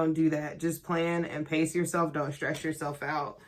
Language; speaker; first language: English; native; English